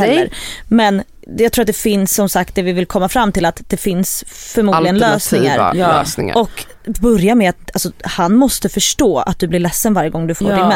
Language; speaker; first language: Swedish; native; Swedish